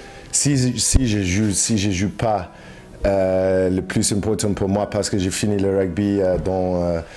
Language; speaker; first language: French; non-native, learner; English